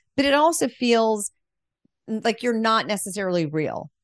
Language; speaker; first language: English; native; English